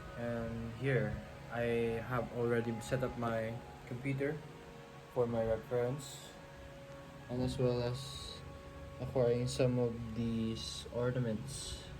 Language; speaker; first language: English; non-native, local second language; Filipino